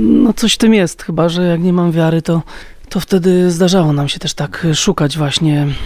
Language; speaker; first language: Polish; native; Polish